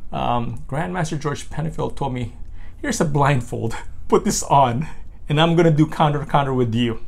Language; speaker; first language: English; non-native, local second language; Filipino